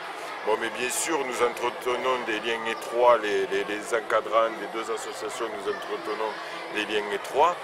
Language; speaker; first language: French; native; French